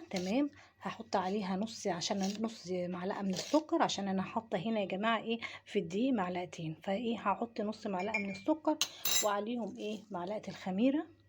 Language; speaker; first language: Arabic; native; Arabic